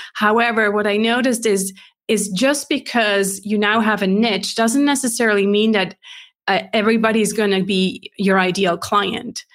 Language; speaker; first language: English; non-native, fluent; Swiss German